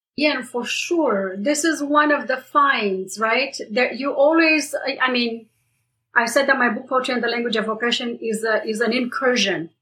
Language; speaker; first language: English; non-native, fluent; Romanian